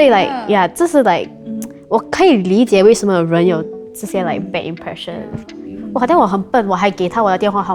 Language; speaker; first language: Chinese; non-native, local second language; English